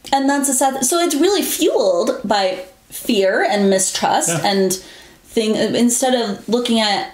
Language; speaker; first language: English; native; English